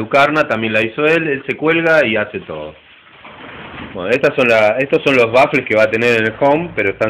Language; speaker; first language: Spanish; native; Spanish